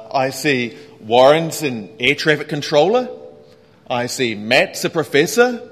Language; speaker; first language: English; native; English